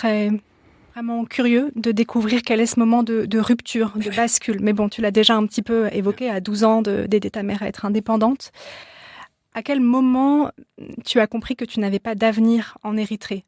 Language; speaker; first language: French; native; French